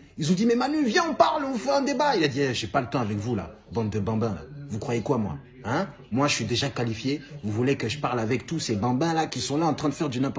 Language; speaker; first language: French; native; French